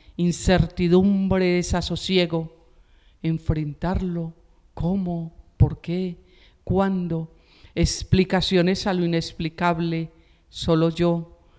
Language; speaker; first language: Spanish; native; Spanish